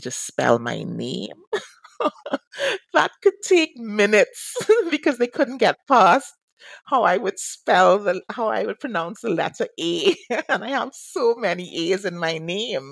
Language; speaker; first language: English; native; English